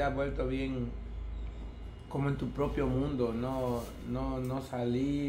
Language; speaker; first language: Spanish; native; Spanish